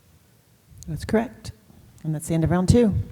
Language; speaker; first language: English; native; English